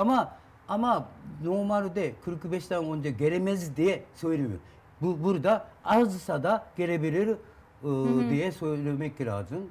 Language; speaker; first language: Turkish; non-native, learner; Japanese